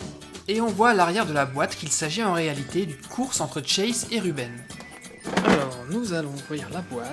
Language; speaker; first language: French; native; French